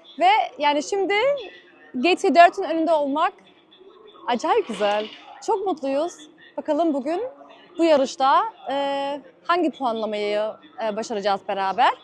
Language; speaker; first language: Turkish; early bilingual, heritage; Turkish